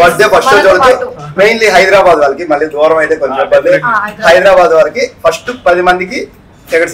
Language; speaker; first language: Telugu; native; Telugu